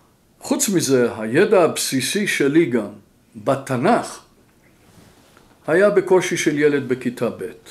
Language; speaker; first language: Hebrew; non-native, fluent; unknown